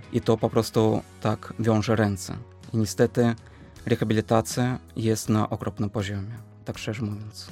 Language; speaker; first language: Polish; non-native, fluent; Russian